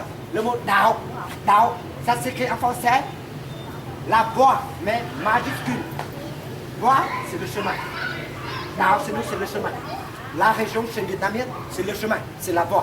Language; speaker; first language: French; non-native, fluent; Vietnamese